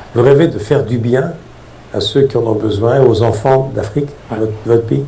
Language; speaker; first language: French; native; French